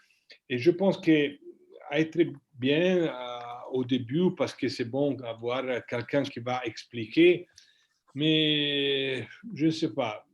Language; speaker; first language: French; non-native, fluent; Italian